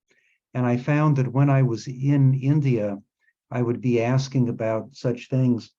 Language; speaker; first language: English; native; English